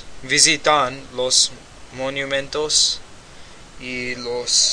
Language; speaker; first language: Spanish; non-native, learner; English